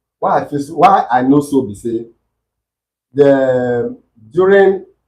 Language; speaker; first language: Nigerian Pidgin; native; Nigerian Pidgin